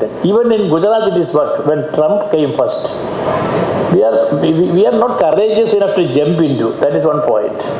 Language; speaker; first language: English; non-native, local second language; Malayalam